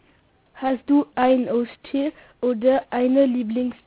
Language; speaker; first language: German; non-native, learner; French